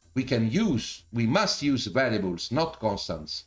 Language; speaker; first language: English; non-native, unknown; Italian